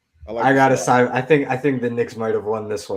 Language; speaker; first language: English; native; English